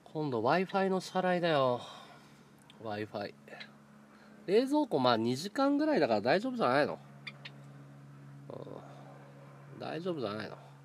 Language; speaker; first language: Japanese; native; Japanese